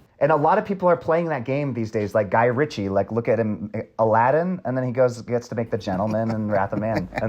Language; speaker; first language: English; native; English